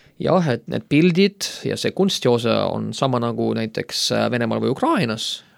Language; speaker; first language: Estonian; non-native, local second language; Russian